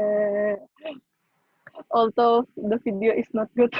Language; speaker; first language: English; non-native, learner; Indonesian